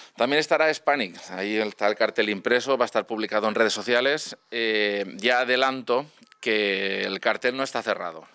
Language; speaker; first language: Spanish; non-native, local second language; Catalan